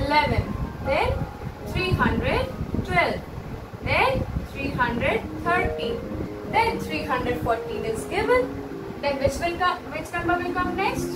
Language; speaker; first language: English; non-native, local second language; Hindi